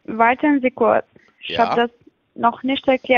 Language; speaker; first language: German; non-native, fluent; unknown